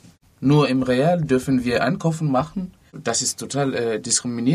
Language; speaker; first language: German; non-native, learner; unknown